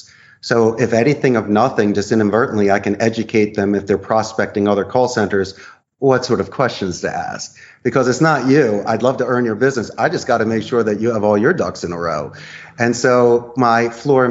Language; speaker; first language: English; native; English